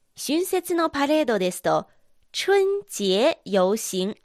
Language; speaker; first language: Japanese; non-native, fluent; Chinese